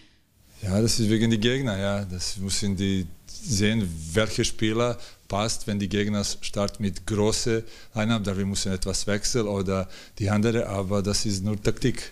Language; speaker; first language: German; non-native, learner; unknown